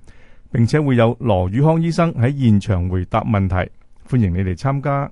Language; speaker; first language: Chinese; native; Chinese